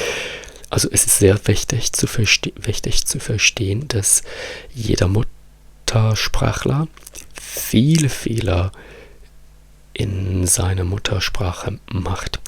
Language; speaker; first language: German; non-native, fluent; Italian